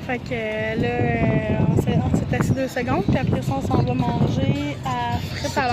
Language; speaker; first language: French; native; French